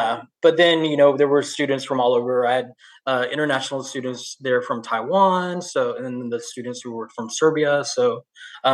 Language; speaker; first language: English; native; English